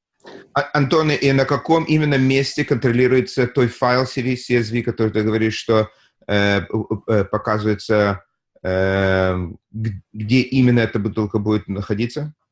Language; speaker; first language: Russian; early bilingual, heritage; Russian